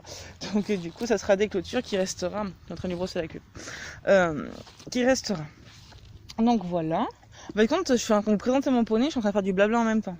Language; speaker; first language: French; native; French